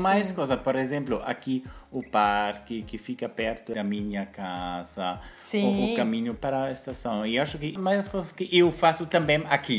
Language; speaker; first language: Portuguese; non-native, fluent; German